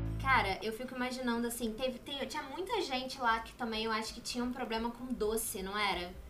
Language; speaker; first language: Portuguese; native; Portuguese